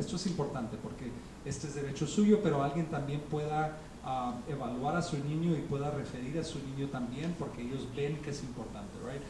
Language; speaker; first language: Spanish; early bilingual, heritage; Spanish